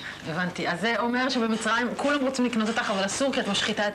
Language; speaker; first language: Hebrew; native; Hebrew